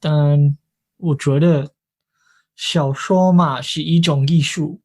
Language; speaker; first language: Chinese; non-native, fluent; English